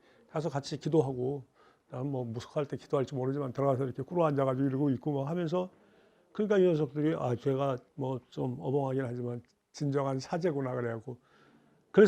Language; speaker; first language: Korean; native; Korean